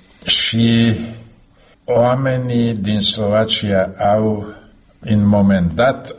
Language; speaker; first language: Romanian; non-native, learner; Slovak